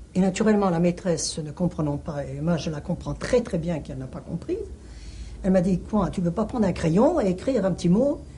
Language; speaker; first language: French; early bilingual, other home language; Hungarian